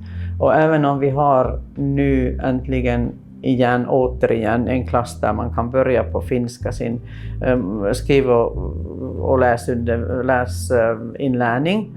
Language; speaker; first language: Swedish; non-native, local second language; Finnish